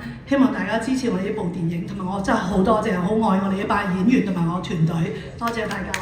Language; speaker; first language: Cantonese; native; Cantonese